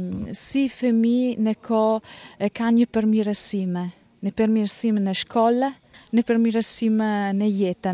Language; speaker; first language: Albanian; non-native, learner; Italian